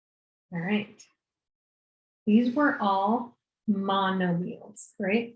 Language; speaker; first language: English; native; English